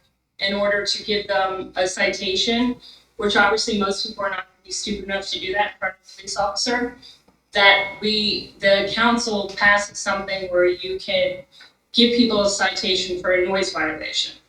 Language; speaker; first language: English; native; English